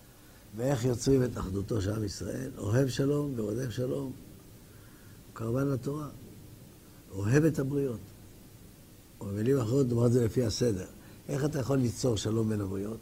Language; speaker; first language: Hebrew; native; Hebrew